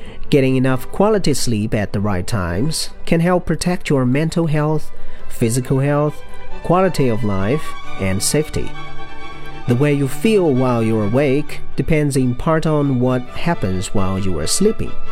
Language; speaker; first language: English; non-native, fluent; Chinese